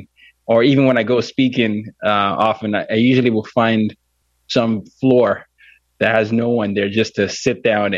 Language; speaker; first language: English; non-native, local second language; Yoruba